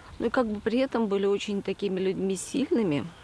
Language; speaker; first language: Russian; native; Russian